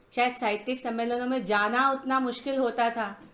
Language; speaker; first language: Hindi; native; Hindi